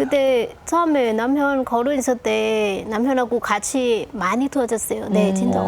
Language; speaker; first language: Korean; non-native, local second language; Lao